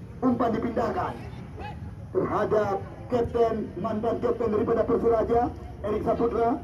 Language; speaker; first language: Indonesian; non-native, local second language; Achinese